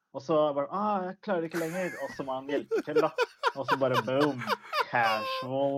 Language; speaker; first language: Norwegian; early bilingual, other home language; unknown